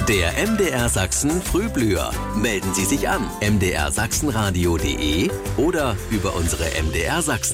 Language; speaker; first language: German; native; German